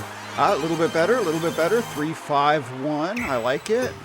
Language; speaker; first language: English; native; English